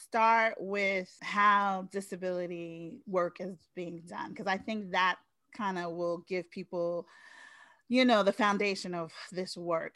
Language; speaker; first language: English; native; English